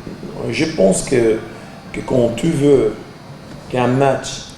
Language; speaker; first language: French; non-native, learner; Portuguese